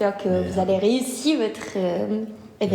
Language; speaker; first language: French; non-native, learner; Korean